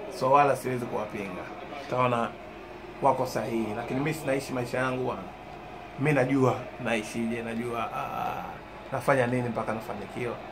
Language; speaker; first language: Swahili; native; Swahili